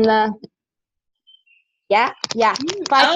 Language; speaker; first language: English; non-native, learner; Vietnamese